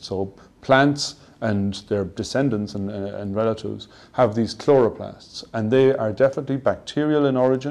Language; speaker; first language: English; native; English